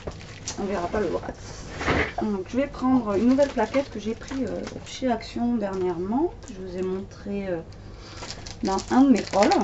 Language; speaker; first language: French; native; French